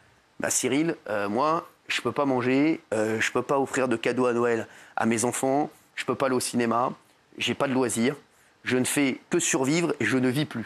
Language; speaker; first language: French; native; French